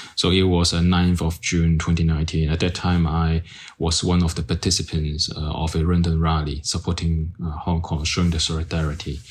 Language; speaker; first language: English; non-native, local second language; Cantonese